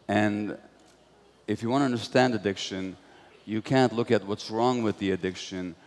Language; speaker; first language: English; non-native, fluent; Hungarian